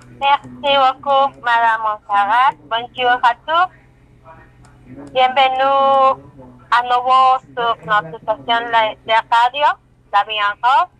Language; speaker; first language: French; non-native, learner; Spanish